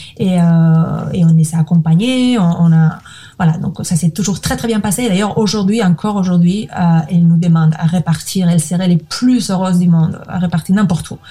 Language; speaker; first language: French; non-native, fluent; Spanish